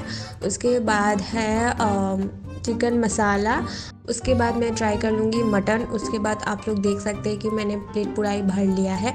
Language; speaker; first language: Hindi; non-native, local second language; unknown